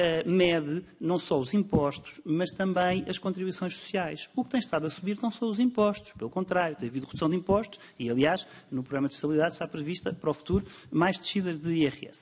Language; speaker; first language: Portuguese; native; Portuguese